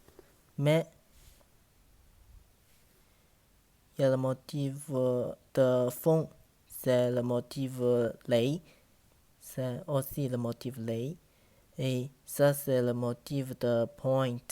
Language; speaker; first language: French; non-native, learner; Chinese